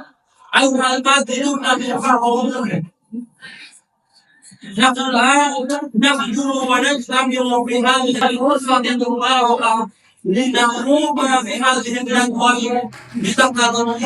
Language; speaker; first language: Arabic; non-native, fluent; Indonesian